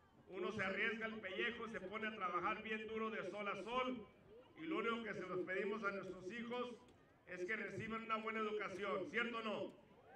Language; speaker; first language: Spanish; native; Spanish